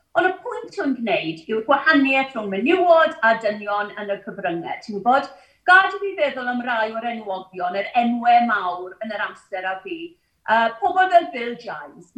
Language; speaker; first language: Welsh; non-native, local second language; English